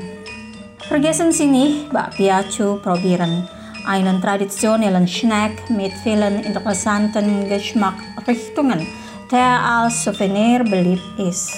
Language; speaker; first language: German; non-native, fluent; Indonesian